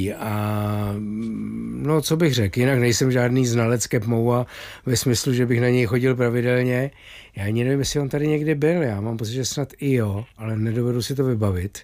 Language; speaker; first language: Czech; native; Czech